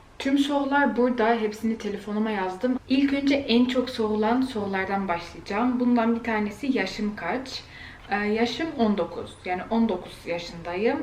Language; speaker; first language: Turkish; early bilingual, heritage; Turkish